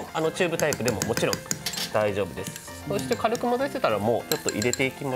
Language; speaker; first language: Japanese; native; Japanese